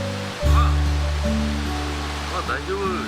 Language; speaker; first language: Japanese; native; Japanese